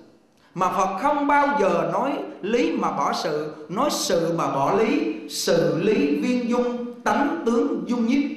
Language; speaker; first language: Vietnamese; native; Vietnamese